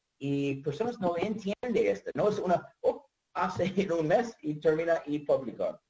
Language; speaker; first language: Spanish; non-native, learner; English